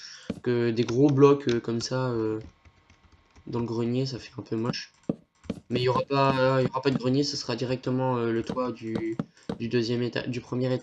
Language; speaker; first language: French; native; French